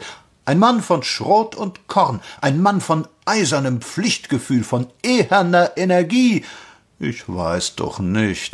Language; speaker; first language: German; native; German